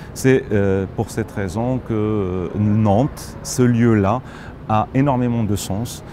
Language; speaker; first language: French; non-native, local second language; Arabic